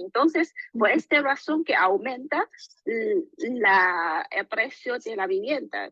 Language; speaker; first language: Spanish; non-native, learner; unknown